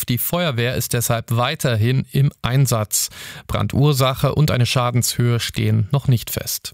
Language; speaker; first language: German; native; German